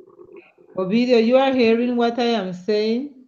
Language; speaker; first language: English; non-native, learner; Spanish